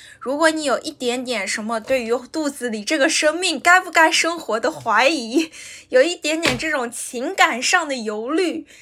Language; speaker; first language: Chinese; native; Chinese